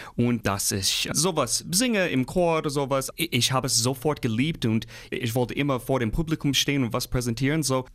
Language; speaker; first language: German; non-native, fluent; English